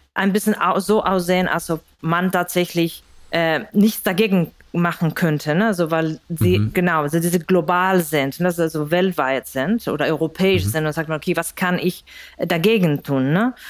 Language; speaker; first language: German; non-native, fluent; Spanish